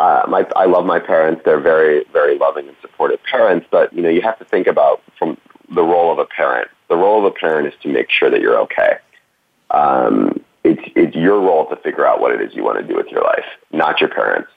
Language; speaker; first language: English; native; English